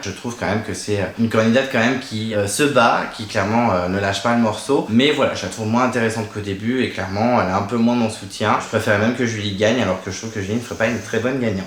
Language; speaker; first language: French; native; French